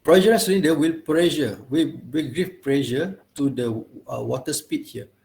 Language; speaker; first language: English; non-native, local second language; Malay